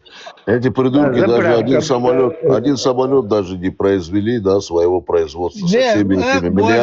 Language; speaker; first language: Russian; native; Russian